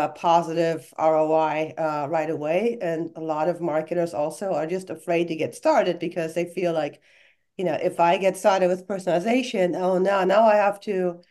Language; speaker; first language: English; non-native, fluent; German